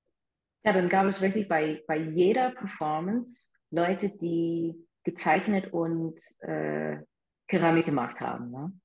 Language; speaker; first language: German; non-native, fluent; English